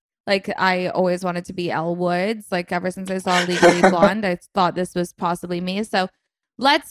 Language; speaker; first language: English; native; English